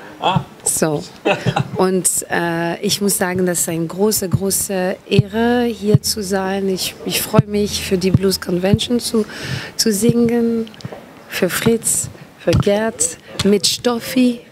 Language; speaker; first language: German; non-native, learner; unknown